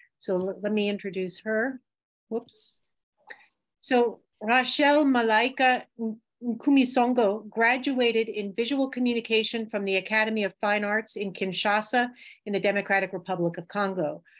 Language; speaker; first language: English; native; English